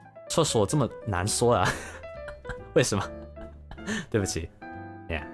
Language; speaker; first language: Chinese; non-native, learner; English